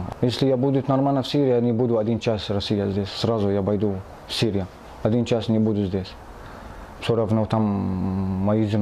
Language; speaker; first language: Russian; non-native, learner; Arabic